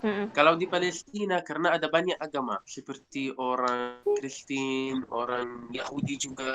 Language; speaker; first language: Indonesian; non-native, fluent; Arabic